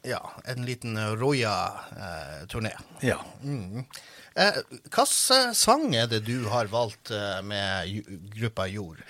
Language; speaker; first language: Norwegian; native; Norwegian